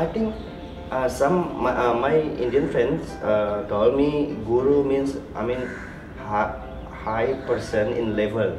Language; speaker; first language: English; non-native, learner; Indonesian